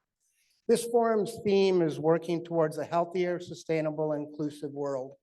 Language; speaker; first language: English; native; English